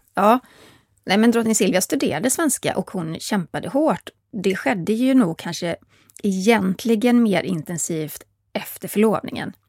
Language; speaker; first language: Swedish; native; Swedish